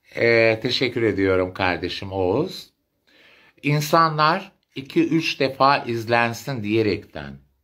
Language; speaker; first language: Turkish; native; Turkish